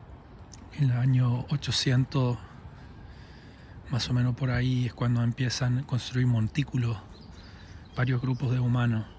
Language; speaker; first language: Spanish; early bilingual, heritage; English